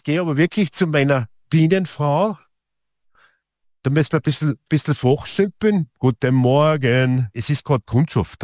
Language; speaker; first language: German; native; German